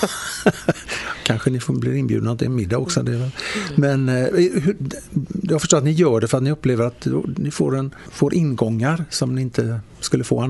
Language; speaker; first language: Swedish; native; Swedish